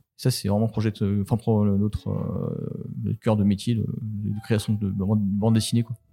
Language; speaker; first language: French; native; French